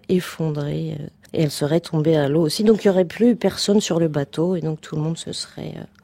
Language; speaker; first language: French; native; French